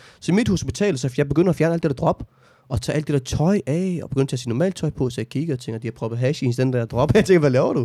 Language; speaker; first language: Danish; early bilingual, other home language; Arabic